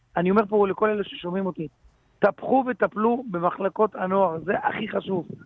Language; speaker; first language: Hebrew; non-native, local second language; Arabic